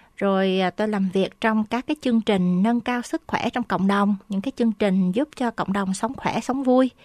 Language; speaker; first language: Vietnamese; native; Vietnamese